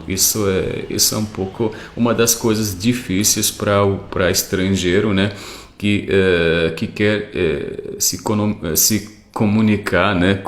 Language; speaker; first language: Portuguese; non-native, fluent; Arabic